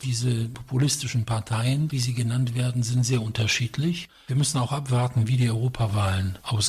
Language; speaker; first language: German; non-native, fluent; Polish